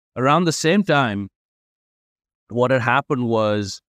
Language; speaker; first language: English; non-native, local second language; Hindi